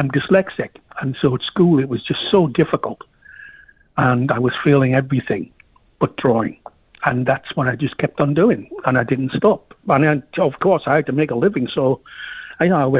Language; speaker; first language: English; native; English